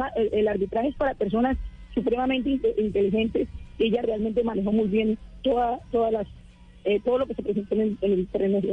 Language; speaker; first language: Spanish; native; Spanish